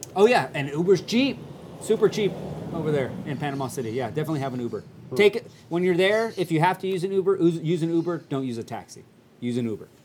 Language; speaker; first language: English; early bilingual, other home language; Spanish